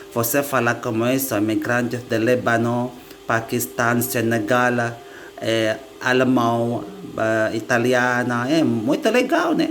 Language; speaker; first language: Portuguese; non-native, learner; Indonesian